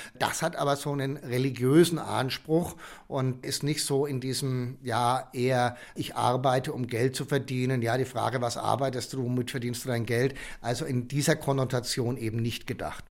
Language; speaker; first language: German; native; German